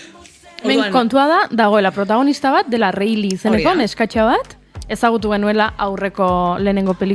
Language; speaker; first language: Basque; native; Basque